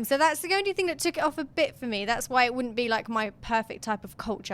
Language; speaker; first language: English; native; English